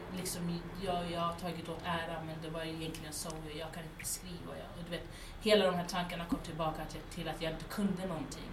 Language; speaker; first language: Swedish; early bilingual, other home language; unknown